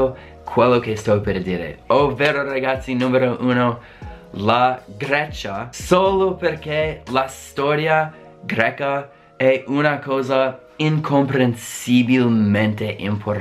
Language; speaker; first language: Italian; non-native, fluent; English